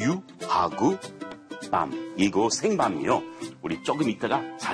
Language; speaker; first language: Korean; non-native, learner; English